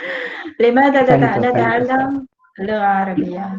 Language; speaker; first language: Arabic; non-native, fluent; Malay